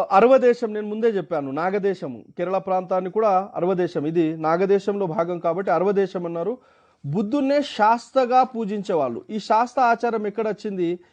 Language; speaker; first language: Telugu; non-native, local second language; Marathi